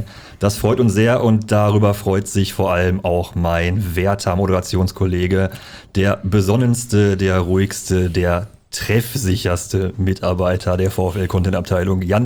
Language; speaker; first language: German; native; German